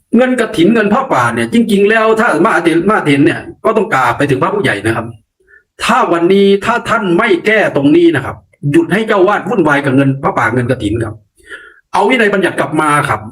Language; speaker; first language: Thai; native; Thai